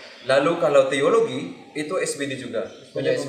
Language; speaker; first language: Indonesian; non-native, learner; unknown